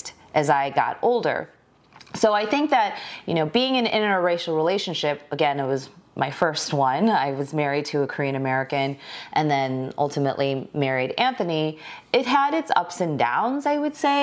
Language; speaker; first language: English; early bilingual, other home language; Korean